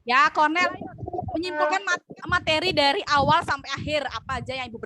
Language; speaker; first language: Indonesian; native; Indonesian